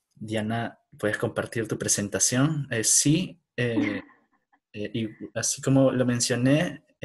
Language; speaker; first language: Spanish; native; Spanish